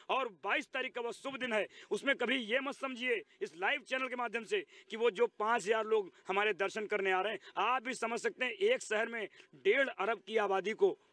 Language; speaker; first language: Hindi; native; Hindi